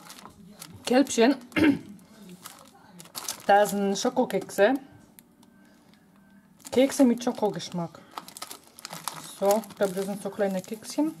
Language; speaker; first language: German; non-native, fluent; Polish